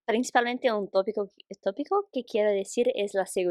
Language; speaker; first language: Spanish; non-native, fluent; Portuguese